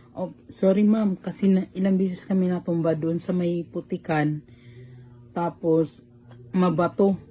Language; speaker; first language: Filipino; native; Filipino